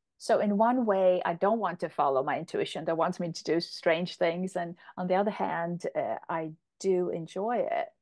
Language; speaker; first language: English; non-native, fluent; Polish